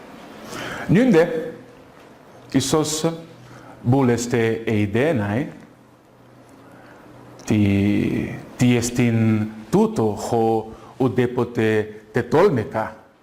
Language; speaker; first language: Greek; non-native, fluent; Portuguese